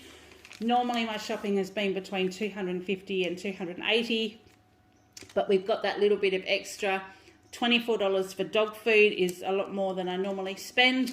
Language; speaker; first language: English; native; English